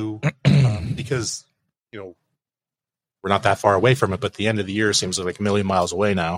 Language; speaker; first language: English; native; English